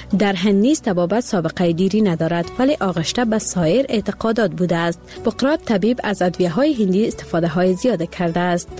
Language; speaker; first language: Persian; native; Persian